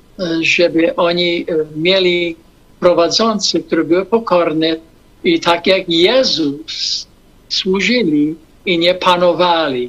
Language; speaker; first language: Polish; early bilingual, heritage; English